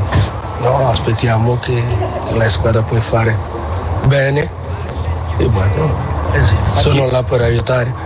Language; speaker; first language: Italian; non-native, fluent; Portuguese